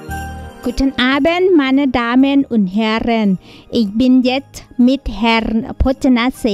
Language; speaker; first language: German; non-native, learner; Thai